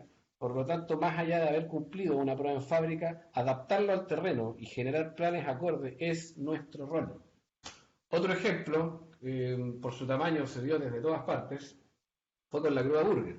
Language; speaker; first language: Spanish; native; Spanish